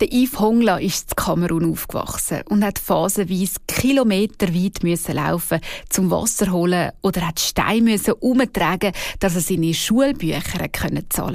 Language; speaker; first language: German; native; German